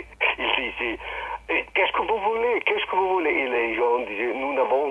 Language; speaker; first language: French; non-native, fluent; Spanish